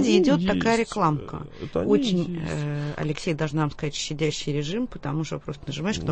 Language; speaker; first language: Russian; native; Russian